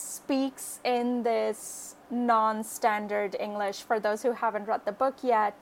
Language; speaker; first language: English; non-native, local second language; Bangla